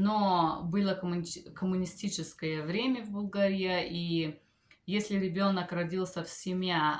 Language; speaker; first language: Russian; non-native, fluent; Bulgarian